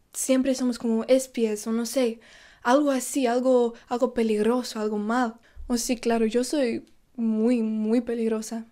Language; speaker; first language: Spanish; non-native, fluent; Russian